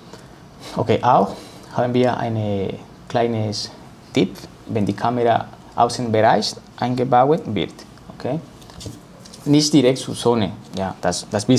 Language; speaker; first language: German; non-native, learner; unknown